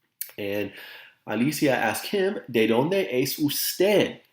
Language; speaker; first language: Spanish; non-native, fluent; English